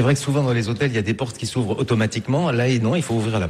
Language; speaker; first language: French; native; French